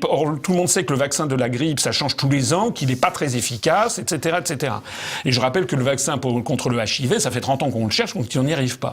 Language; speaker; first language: French; native; French